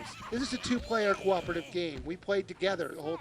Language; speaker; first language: English; native; English